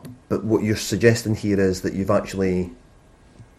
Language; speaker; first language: English; native; English